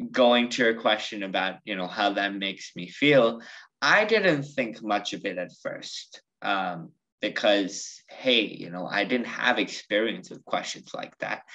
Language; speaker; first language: English; early bilingual, other home language; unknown